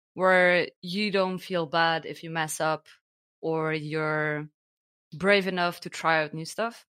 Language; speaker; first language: English; non-native, fluent; Slovenian